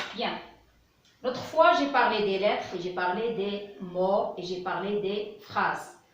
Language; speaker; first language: French; non-native, local second language; Arabic